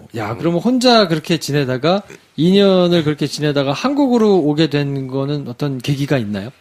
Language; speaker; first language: Korean; native; Korean